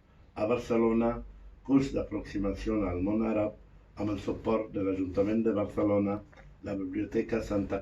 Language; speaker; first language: Catalan; non-native, fluent; Arabic